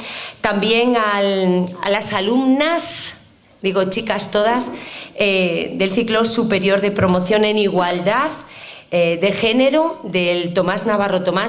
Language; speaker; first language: Spanish; native; Spanish